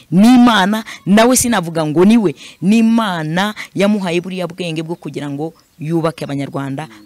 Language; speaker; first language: Kinyarwanda; non-native, fluent; Swahili